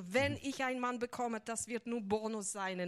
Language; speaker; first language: German; non-native, fluent; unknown